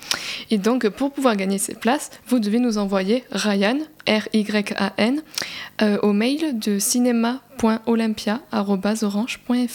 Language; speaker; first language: French; native; French